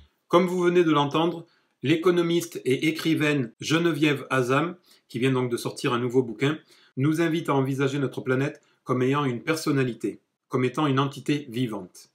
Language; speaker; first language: French; native; French